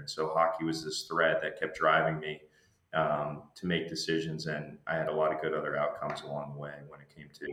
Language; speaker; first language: English; native; English